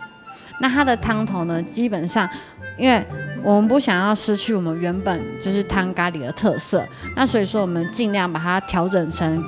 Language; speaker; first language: Chinese; native; Chinese